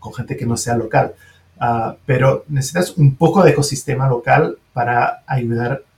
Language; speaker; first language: Spanish; non-native, fluent; French